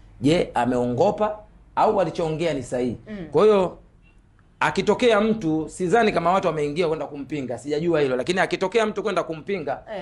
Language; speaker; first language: Swahili; native; Swahili